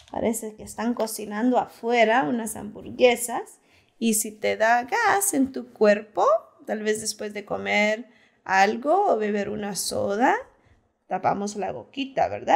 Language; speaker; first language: Spanish; early bilingual, heritage; Spanish